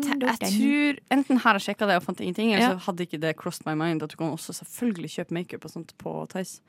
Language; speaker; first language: Norwegian; native; Norwegian